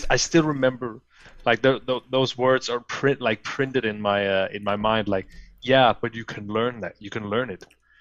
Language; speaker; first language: English; non-native, fluent; Danish